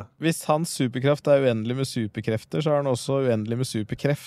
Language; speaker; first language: Norwegian; native; Norwegian